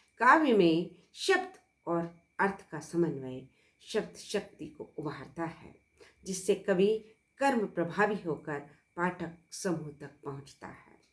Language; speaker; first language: Hindi; native; Hindi